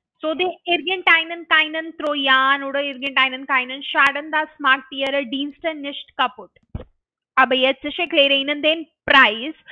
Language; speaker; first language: German; non-native, learner; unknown